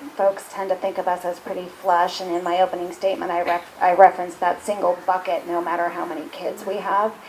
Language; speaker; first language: English; native; English